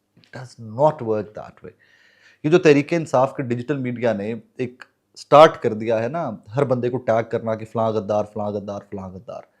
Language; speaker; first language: Urdu; non-native, local second language; Punjabi